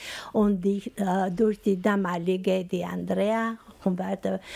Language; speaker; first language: German; non-native, fluent; Albanian